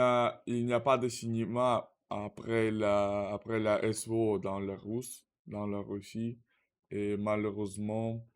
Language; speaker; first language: French; non-native, learner; Russian